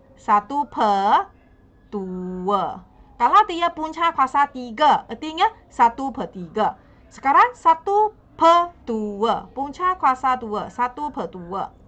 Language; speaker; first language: Malay; non-native, local second language; Chinese